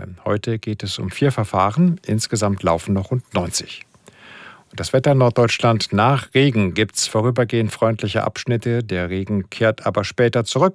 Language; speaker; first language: German; native; German